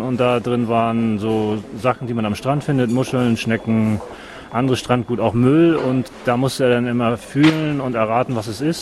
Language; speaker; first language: German; native; German